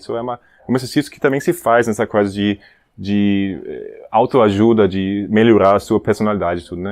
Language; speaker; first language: Portuguese; non-native, fluent; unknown